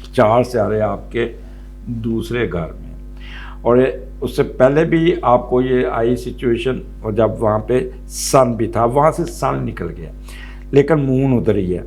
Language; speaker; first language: Urdu; non-native, local second language; Punjabi